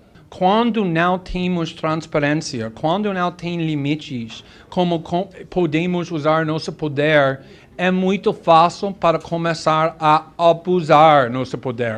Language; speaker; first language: Portuguese; non-native, fluent; English